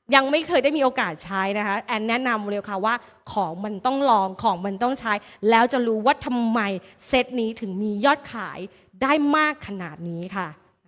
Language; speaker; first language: Thai; native; Thai